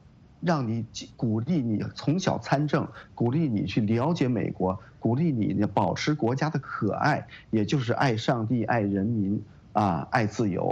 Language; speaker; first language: Chinese; native; Chinese